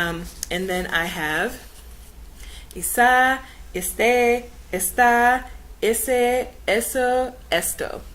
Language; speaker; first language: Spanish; non-native, learner; English